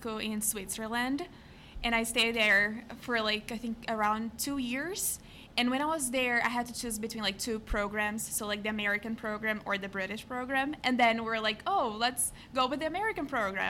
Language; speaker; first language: English; non-native, fluent; Portuguese